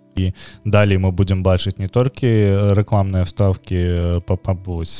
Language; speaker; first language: Belarusian; non-native, local second language; Russian